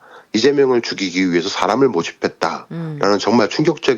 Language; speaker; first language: Korean; native; Korean